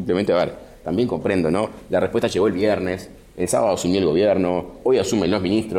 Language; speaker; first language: Spanish; native; Spanish